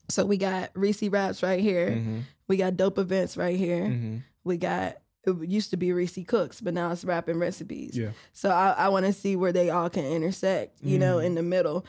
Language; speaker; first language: English; native; English